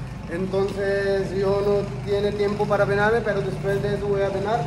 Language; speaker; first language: Spanish; non-native, learner; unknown